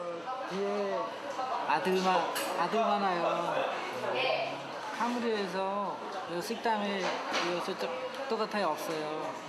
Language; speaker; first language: Korean; non-native, learner; Khmer